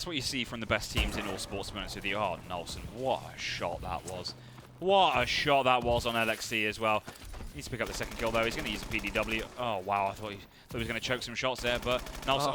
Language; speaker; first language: English; native; English